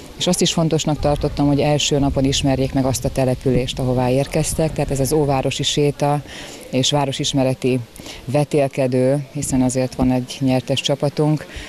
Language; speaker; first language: Hungarian; native; Hungarian